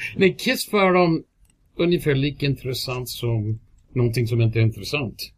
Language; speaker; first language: Swedish; non-native, fluent; English